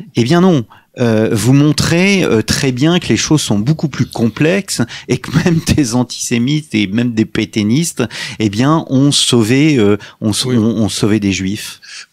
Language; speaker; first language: French; native; French